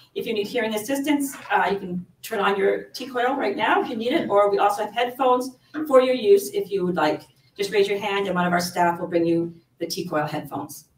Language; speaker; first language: English; native; English